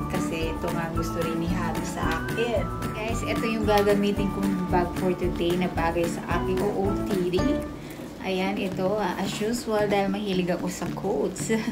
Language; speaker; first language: Filipino; non-native, local second language; Pampanga